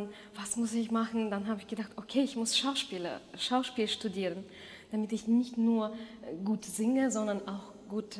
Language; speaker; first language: German; non-native, fluent; Russian